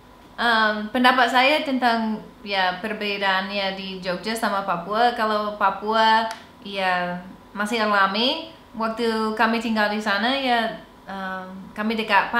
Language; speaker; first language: Indonesian; non-native, fluent; English